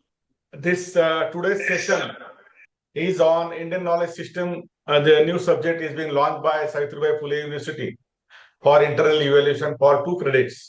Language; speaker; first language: English; non-native, local second language; Marathi